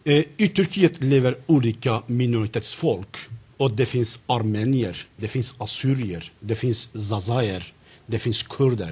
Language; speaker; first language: Swedish; non-native, fluent; Zaza